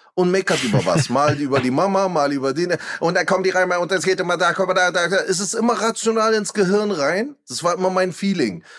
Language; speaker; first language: German; early bilingual, other home language; Turkish